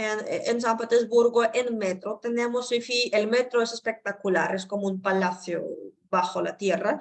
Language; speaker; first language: Spanish; non-native, fluent; Russian